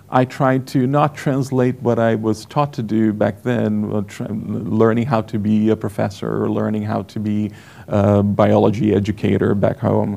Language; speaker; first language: English; non-native, fluent; Portuguese